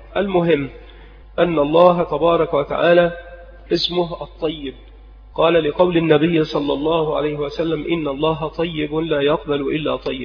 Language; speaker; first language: Arabic; native; Arabic